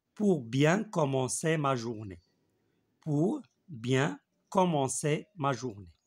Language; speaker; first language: French; non-native, local second language; Arabic